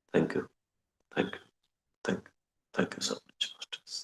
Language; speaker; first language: Hindi; non-native, local second language; Kannada